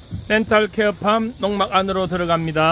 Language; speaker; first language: Korean; native; Korean